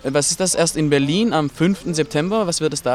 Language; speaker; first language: German; native; German